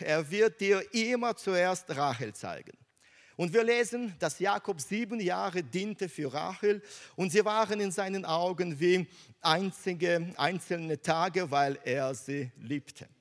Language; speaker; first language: German; non-native, fluent; Russian